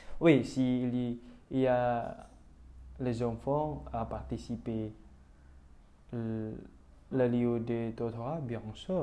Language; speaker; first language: French; non-native, learner; Indonesian